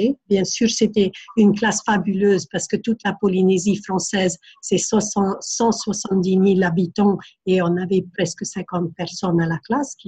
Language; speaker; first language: French; non-native, fluent; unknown